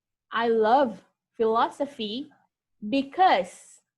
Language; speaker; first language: English; non-native, fluent; Indonesian